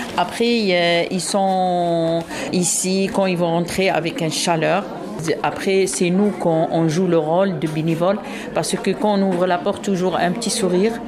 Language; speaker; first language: French; non-native, local second language; Arabic